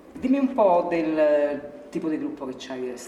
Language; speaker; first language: Italian; native; Italian